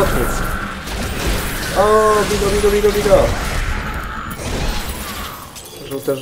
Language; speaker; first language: Polish; native; Polish